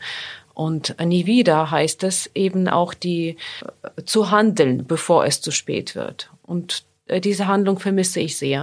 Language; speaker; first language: German; non-native, fluent; Ukrainian